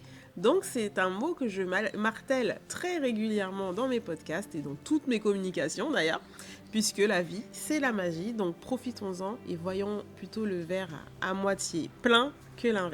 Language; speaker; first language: French; native; French